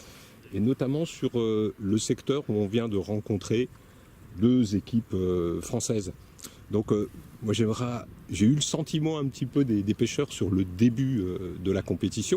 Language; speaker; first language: French; native; French